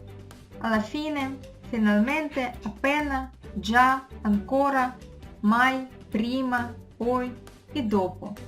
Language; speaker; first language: Italian; non-native, fluent; Russian